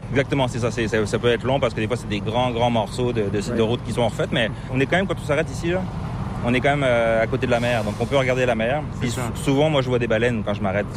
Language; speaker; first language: French; native; French